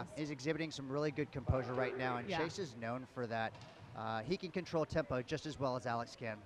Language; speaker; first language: English; native; English